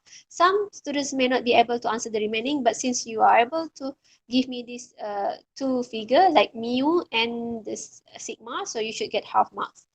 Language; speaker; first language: English; non-native, local second language; Malay